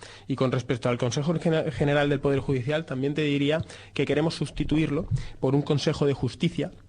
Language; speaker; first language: Spanish; native; Spanish